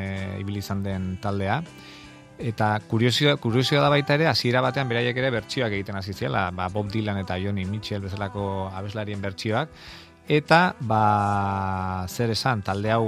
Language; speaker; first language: Basque; native; Basque